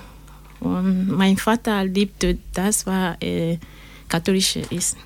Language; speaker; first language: German; non-native, learner; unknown